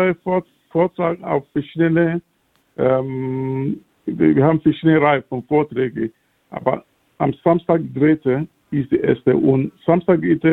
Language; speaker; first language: German; non-native, fluent; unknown